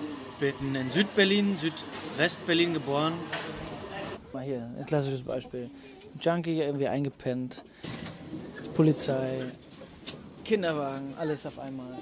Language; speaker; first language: German; native; German